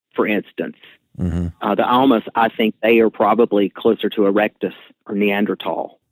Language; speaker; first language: English; native; English